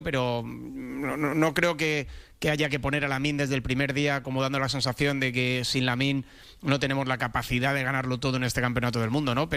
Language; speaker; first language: Spanish; native; Spanish